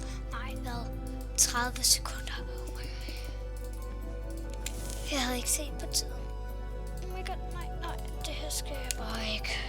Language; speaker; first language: Danish; native; Danish